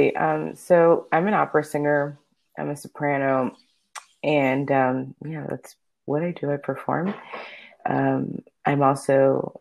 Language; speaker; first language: English; early bilingual, other home language; Spanish